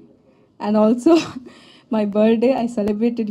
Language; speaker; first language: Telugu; non-native, learner; Tamil